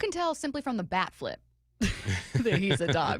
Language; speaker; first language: English; native; English